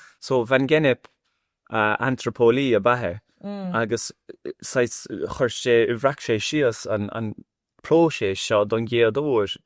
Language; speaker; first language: Irish; non-native, local second language; English